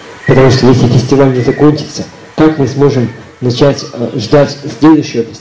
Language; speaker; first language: Russian; native; Russian